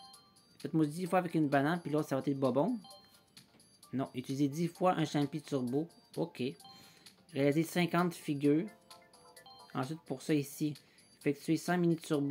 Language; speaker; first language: French; native; French